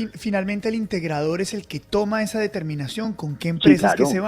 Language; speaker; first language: Spanish; native; Spanish